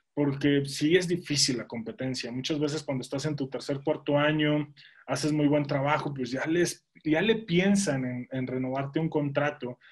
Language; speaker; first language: Spanish; native; Spanish